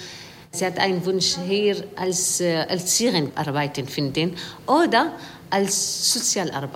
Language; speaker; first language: German; non-native, learner; Arabic